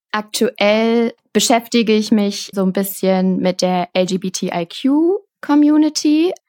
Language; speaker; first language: German; native; German